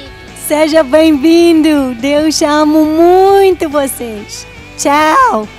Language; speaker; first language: Portuguese; non-native, learner; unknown